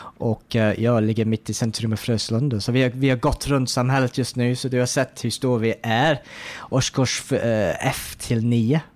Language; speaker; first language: Swedish; non-native, fluent; English